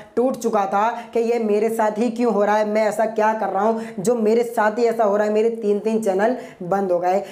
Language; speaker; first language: Hindi; non-native, local second language; Gujarati